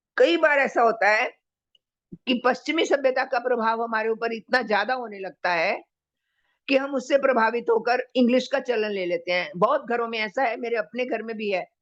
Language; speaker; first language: Hindi; native; Hindi